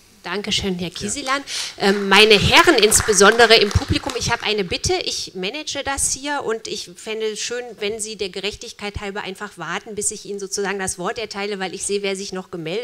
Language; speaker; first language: German; native; German